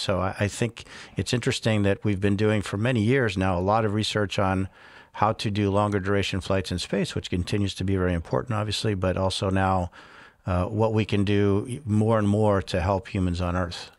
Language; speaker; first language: English; early bilingual, other home language; Spanish